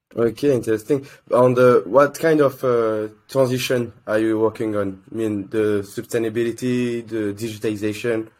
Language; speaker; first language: English; non-native, learner; French